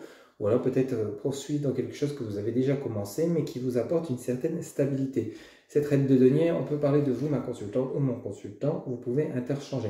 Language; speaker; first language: French; native; French